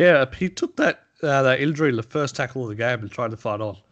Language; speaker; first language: English; native; English